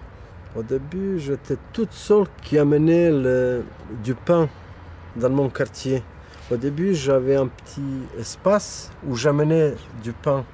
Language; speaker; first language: French; non-native, fluent; Bosnian